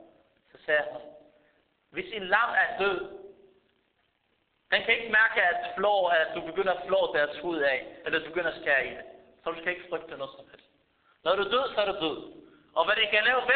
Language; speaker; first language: Danish; early bilingual, other home language; Arabic